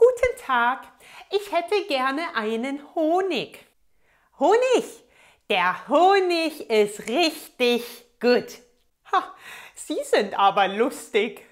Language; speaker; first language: German; native; German